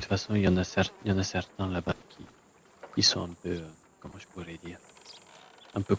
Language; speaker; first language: French; native; French